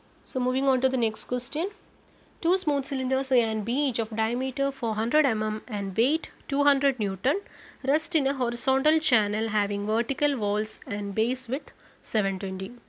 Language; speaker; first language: English; non-native, local second language; Malayalam